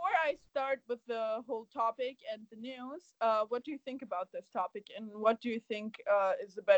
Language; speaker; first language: English; non-native, fluent; German